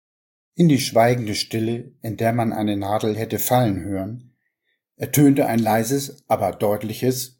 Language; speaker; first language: German; native; German